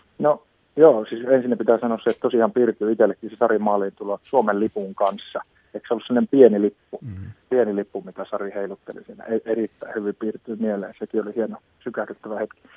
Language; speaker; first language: Finnish; native; Finnish